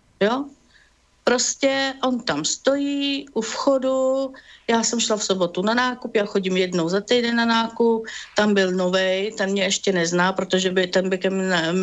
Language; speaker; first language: Czech; native; Czech